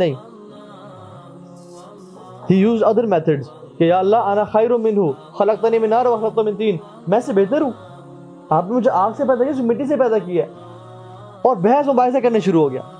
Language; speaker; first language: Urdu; native; Urdu